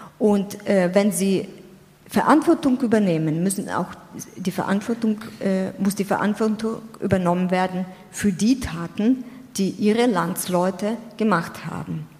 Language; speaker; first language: German; non-native, fluent; Ukrainian